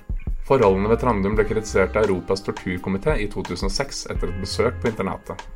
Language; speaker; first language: Norwegian; native; Norwegian